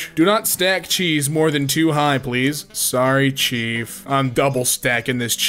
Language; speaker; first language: English; native; English